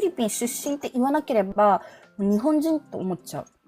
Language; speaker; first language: Japanese; non-native, fluent; Filipino